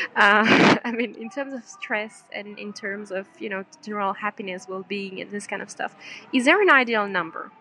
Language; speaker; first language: English; non-native, fluent; French